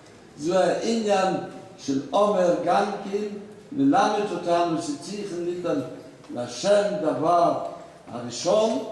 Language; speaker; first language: Hebrew; non-native, fluent; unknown